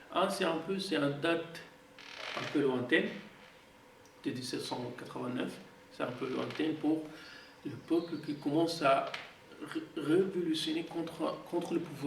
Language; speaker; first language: French; non-native, fluent; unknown